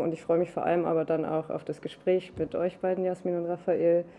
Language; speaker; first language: German; native; German